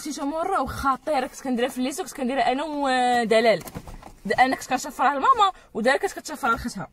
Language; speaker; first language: Arabic; native; Arabic